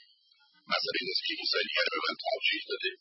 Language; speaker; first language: Persian; native; Persian